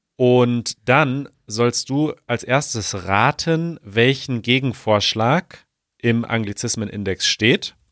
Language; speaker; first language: German; native; German